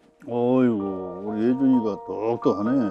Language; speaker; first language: Korean; native; Korean